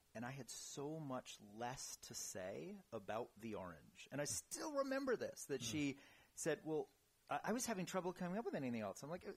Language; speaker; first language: English; native; English